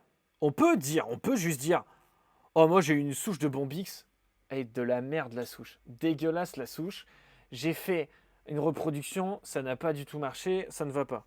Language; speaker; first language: French; native; French